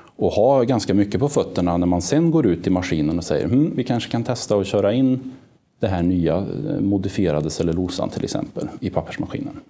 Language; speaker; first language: Swedish; native; Swedish